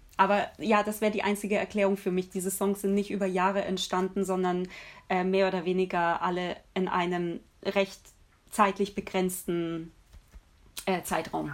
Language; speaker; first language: German; early bilingual, other home language; Polish